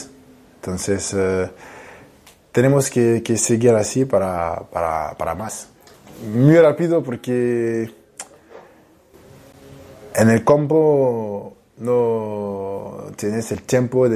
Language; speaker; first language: Spanish; non-native, fluent; French